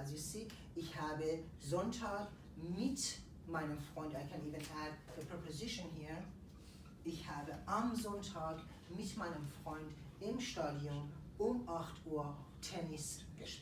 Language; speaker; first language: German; non-native, fluent; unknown